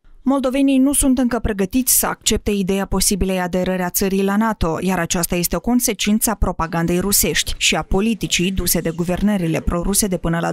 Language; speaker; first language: Romanian; native; Romanian